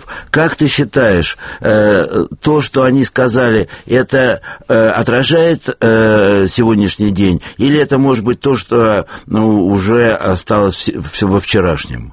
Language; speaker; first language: Russian; native; Russian